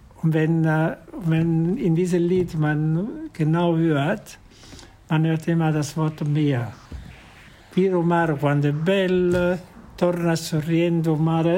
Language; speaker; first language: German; non-native, fluent; Italian